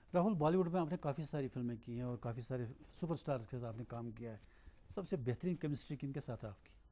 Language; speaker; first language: Hindi; non-native, local second language; Kashmiri